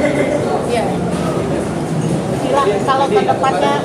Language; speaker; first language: Indonesian; native; Indonesian